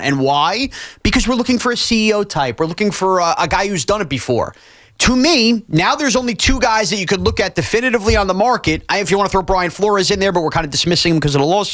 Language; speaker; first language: English; native; English